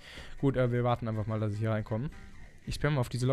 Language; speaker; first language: German; native; German